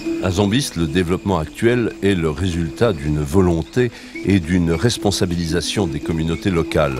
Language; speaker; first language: French; native; French